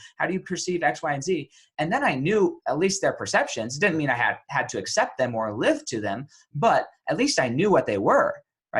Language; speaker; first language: English; native; English